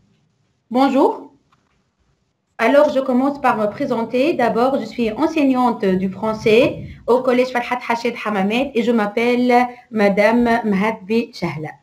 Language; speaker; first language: French; non-native, local second language; Arabic